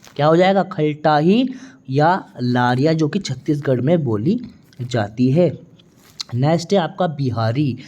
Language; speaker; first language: Hindi; native; Hindi